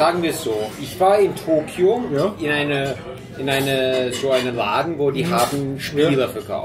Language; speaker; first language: German; non-native, fluent; English